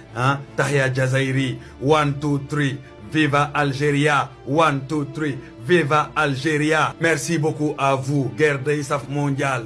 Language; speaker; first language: French; non-native, local second language; Wolof